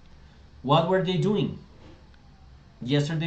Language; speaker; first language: English; non-native, fluent; Spanish